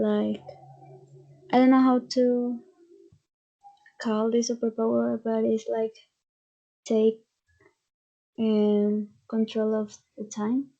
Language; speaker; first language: English; non-native, fluent; Spanish